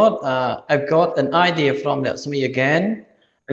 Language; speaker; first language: English; non-native, learner; Khmer